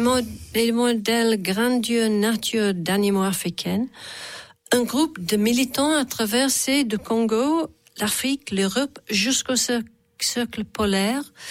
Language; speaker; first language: French; non-native, fluent; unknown